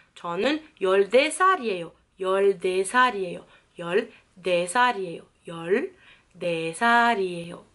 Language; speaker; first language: Korean; non-native, fluent; French